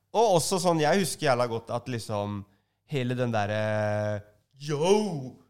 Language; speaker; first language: Norwegian; native; Norwegian